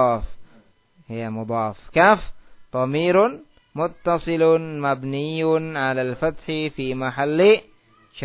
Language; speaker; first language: Arabic; non-native, fluent; Indonesian